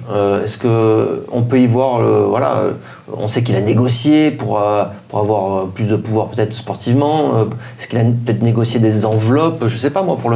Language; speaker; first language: French; native; French